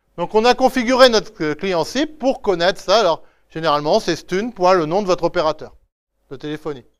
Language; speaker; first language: French; native; French